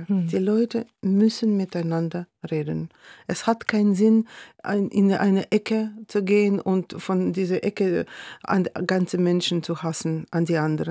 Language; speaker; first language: German; non-native, fluent; Russian